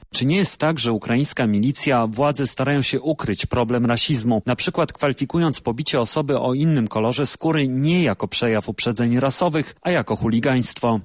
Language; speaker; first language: Polish; native; Polish